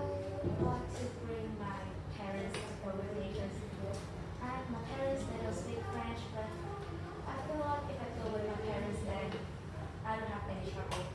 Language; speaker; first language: English; non-native, learner; Vietnamese